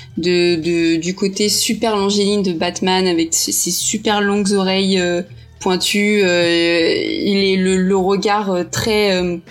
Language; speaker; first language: French; early bilingual, heritage; Portuguese